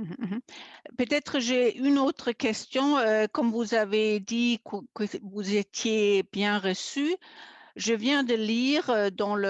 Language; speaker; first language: French; non-native, fluent; German